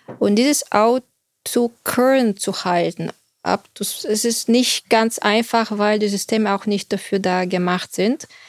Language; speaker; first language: German; non-native, fluent; Bulgarian